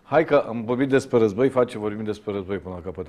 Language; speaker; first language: Romanian; native; Romanian